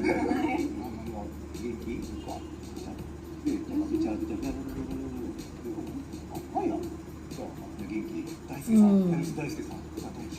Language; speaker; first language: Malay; non-native, fluent; Japanese